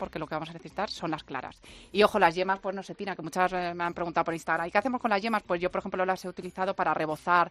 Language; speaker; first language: Spanish; native; Spanish